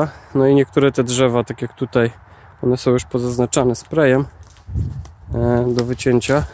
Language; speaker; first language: Polish; native; Polish